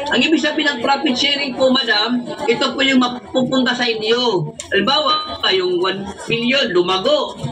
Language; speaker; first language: Filipino; non-native, local second language; Waray